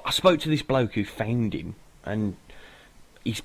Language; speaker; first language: English; native; English